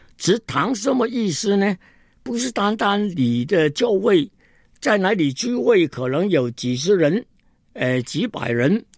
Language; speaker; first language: Chinese; non-native, local second language; Cantonese